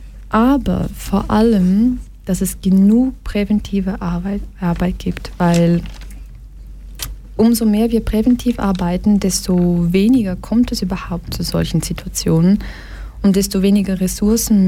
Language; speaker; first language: German; early bilingual, other home language; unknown